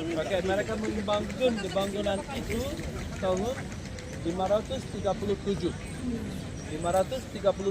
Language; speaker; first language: Indonesian; non-native, fluent; Turkish